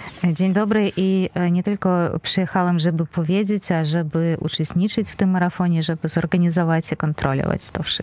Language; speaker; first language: Polish; non-native, fluent; Belarusian